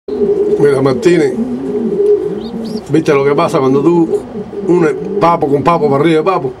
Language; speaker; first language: Spanish; native; Spanish